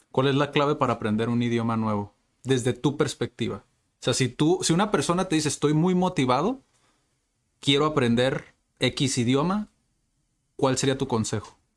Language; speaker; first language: Spanish; native; Spanish